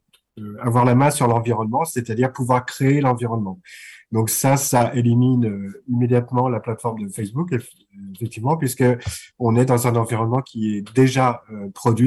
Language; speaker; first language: French; native; French